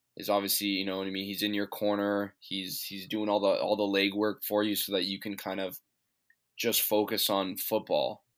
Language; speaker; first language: English; native; English